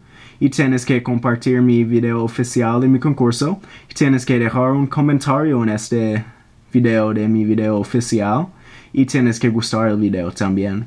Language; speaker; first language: Spanish; non-native, learner; English